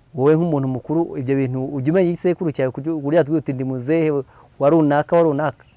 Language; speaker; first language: Kinyarwanda; native; Kinyarwanda